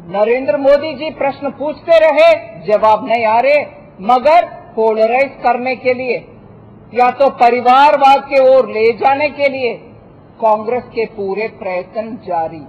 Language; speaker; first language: Hindi; non-native, local second language; Tamil